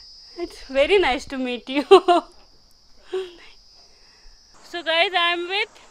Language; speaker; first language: English; non-native, local second language; Hindi